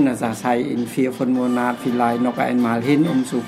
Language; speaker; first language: German; non-native, fluent; Khmer